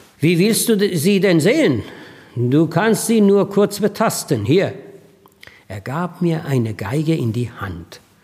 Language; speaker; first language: German; non-native, fluent; Persian